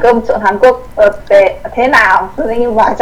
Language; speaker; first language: Korean; non-native, learner; Vietnamese